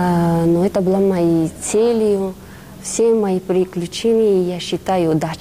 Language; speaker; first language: Russian; non-native, fluent; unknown